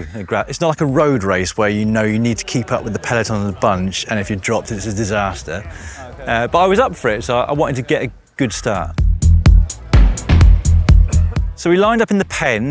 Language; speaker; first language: English; native; English